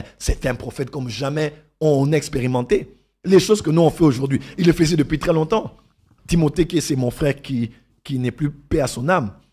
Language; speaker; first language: French; non-native, local second language; Lingala